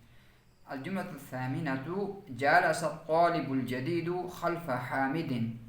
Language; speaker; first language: Arabic; non-native, fluent; Urdu